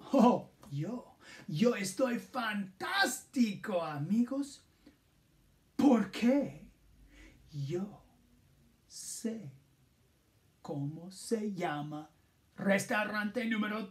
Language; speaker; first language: Spanish; non-native, fluent; English